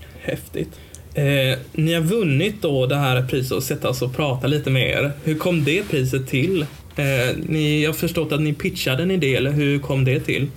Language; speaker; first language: Swedish; native; Swedish